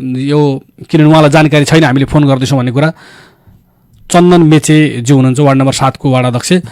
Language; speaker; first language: Nepali; native; Nepali